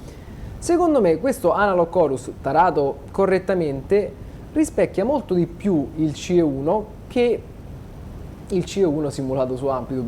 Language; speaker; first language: Italian; native; Italian